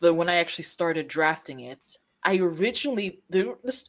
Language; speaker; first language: English; native; English